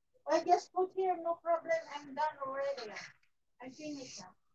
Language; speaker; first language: English; non-native, local second language; Iloko